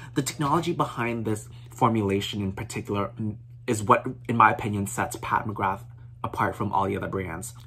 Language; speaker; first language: English; early bilingual, other home language; Vietnamese